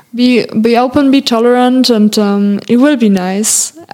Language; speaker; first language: English; non-native, fluent; German